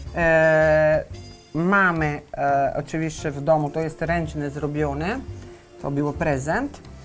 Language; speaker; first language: Polish; non-native, learner; Italian